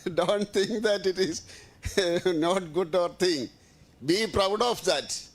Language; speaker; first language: English; non-native, local second language; Malayalam